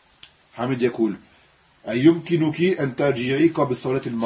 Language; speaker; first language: Arabic; non-native, fluent; French